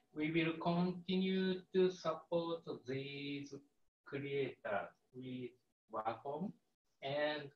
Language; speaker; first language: English; non-native, learner; Japanese